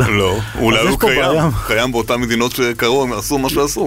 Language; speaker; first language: Hebrew; native; Hebrew